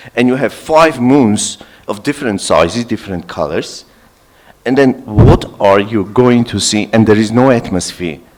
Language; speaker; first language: English; non-native, fluent; Armenian